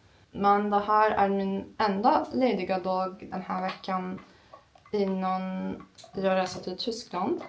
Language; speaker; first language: Swedish; non-native, learner; Turkish